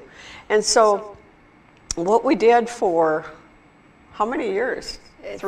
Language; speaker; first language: English; native; English